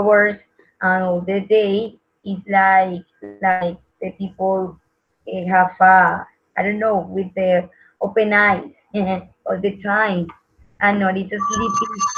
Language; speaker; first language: English; non-native, learner; Spanish